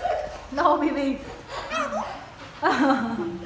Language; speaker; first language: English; non-native, learner; Vietnamese